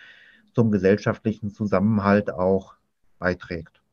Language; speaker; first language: German; native; German